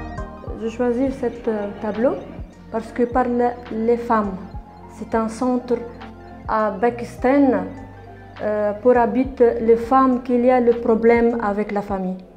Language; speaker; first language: French; non-native, learner; Arabic